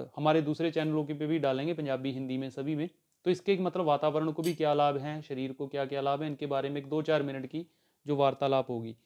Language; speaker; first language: Hindi; native; Hindi